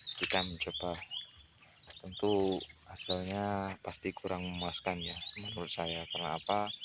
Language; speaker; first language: Indonesian; non-native, local second language; Javanese